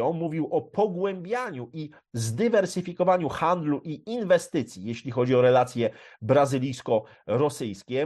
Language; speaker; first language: Polish; native; Polish